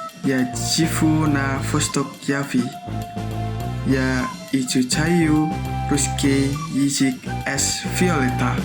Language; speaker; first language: Russian; non-native, learner; Indonesian